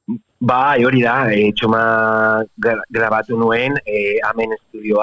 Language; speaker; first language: Basque; non-native, local second language; Spanish